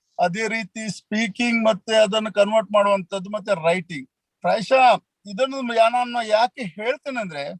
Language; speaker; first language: Kannada; native; Kannada